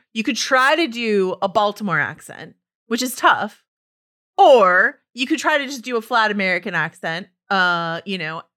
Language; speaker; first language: English; native; English